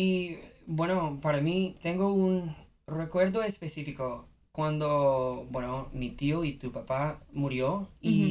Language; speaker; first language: Spanish; non-native, fluent; English